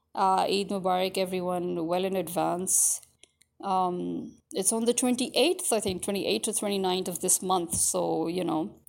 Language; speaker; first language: English; early bilingual, other home language; Urdu